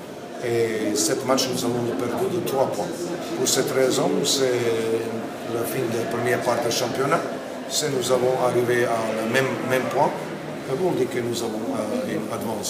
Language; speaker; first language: French; non-native, learner; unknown